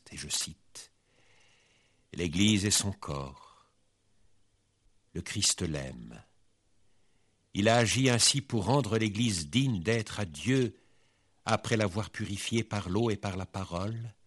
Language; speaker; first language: French; native; French